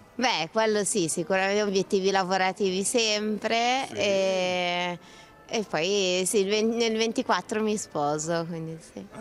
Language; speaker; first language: Italian; native; Italian